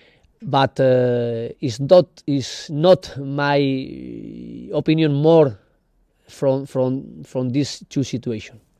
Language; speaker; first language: English; non-native, learner; Spanish